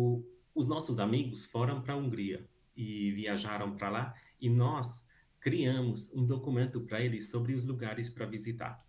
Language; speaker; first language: Portuguese; non-native, fluent; Hungarian